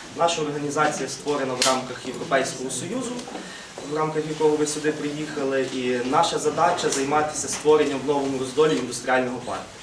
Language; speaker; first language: Ukrainian; native; Ukrainian